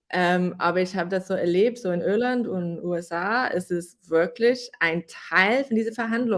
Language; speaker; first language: German; non-native, fluent; English